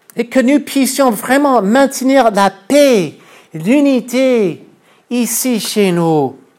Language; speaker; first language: French; non-native, fluent; English